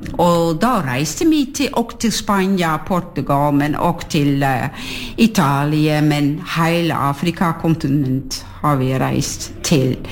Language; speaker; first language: Norwegian; non-native, fluent; Dutch